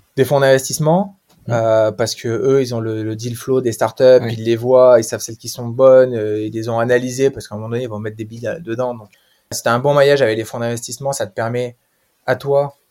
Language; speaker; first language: French; native; French